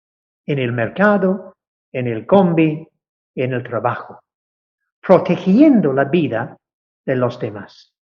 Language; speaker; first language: Spanish; non-native, fluent; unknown